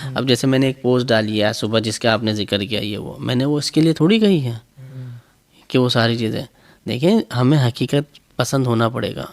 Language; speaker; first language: Urdu; native; Urdu